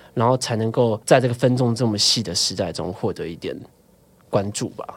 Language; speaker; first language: Chinese; non-native, local second language; Min Nan Chinese